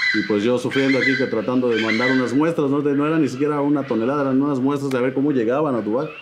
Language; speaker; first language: Spanish; native; Spanish